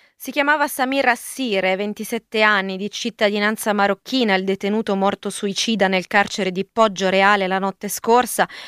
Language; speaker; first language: Italian; native; Italian